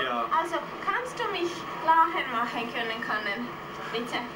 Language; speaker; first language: German; non-native, learner; Finnish